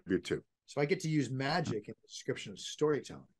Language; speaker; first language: English; native; English